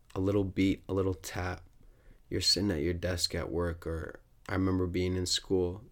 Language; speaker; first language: English; native; English